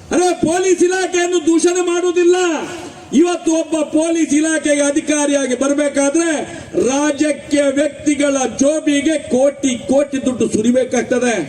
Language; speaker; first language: Kannada; non-native, local second language; Tulu